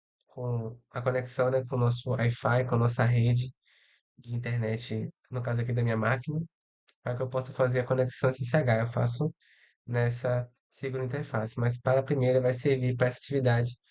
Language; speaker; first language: Portuguese; native; Portuguese